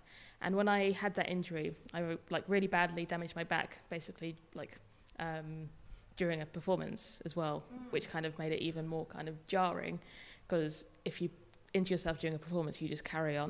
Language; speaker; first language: English; native; English